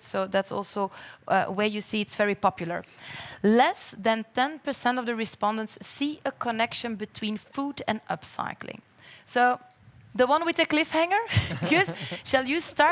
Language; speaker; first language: English; non-native, fluent; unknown